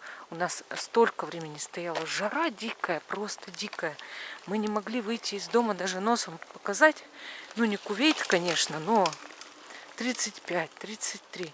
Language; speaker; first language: Russian; native; Russian